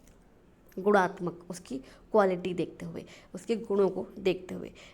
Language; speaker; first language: Hindi; native; Hindi